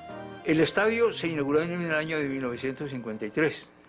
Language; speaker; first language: Spanish; native; Spanish